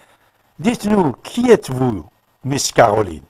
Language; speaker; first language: French; non-native, fluent; Persian